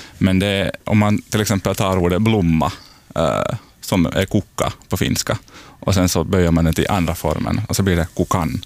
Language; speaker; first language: Swedish; native; Swedish